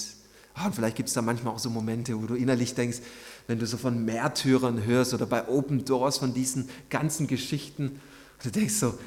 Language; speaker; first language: German; native; German